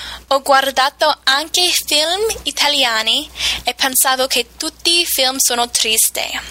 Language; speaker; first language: Italian; non-native, fluent; English